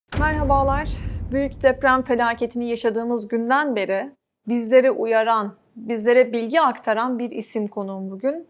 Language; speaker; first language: Turkish; native; Turkish